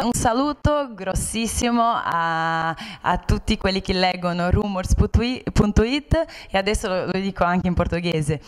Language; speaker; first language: Italian; non-native, fluent; Portuguese